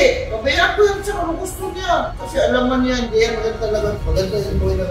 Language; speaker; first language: Filipino; non-native, local second language; Cebuano